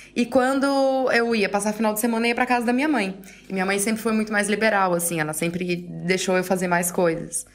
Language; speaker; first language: Portuguese; native; Portuguese